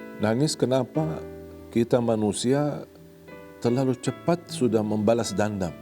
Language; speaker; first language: Indonesian; non-native, fluent; Arabic